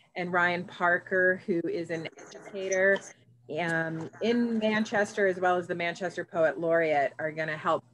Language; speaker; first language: English; native; English